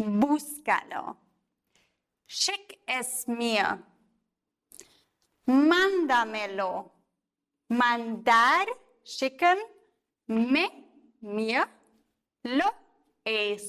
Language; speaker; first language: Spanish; non-native, fluent; German